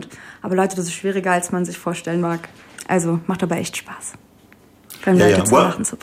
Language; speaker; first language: German; early bilingual, other home language; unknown